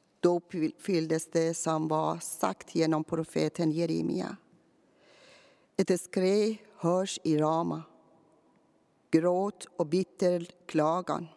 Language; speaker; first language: Swedish; non-native, fluent; Persian